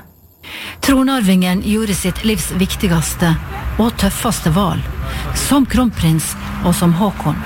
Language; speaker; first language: Norwegian; native; Norwegian